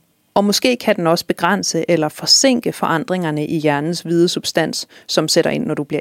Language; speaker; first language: Danish; native; Danish